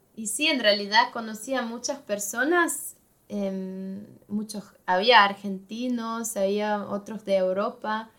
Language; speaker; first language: Spanish; non-native, fluent; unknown